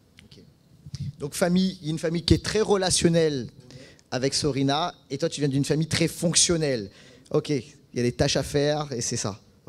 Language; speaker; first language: French; native; French